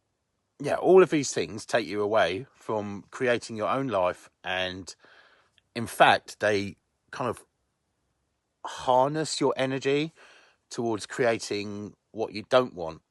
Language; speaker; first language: English; native; English